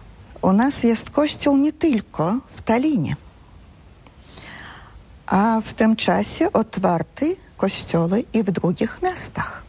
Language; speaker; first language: Polish; early bilingual, heritage; Polish